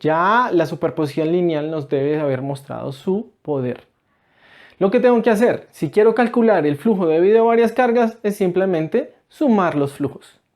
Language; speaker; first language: Spanish; native; Spanish